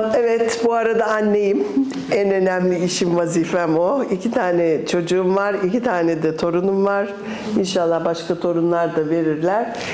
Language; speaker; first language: Turkish; early bilingual, other home language; English